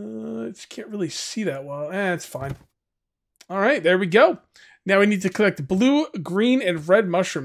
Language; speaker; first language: English; native; English